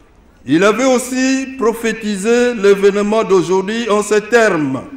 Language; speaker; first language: French; non-native, local second language; Lingala